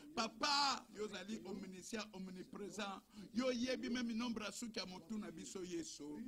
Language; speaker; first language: French; non-native, local second language; Lingala